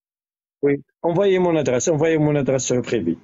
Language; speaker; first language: French; non-native, learner; Arabic